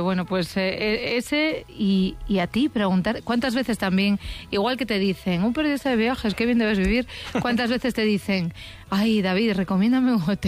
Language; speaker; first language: Spanish; native; Spanish